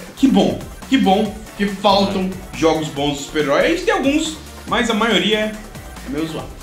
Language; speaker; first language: Portuguese; native; Portuguese